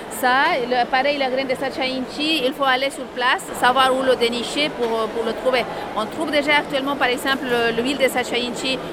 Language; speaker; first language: French; non-native, fluent; Spanish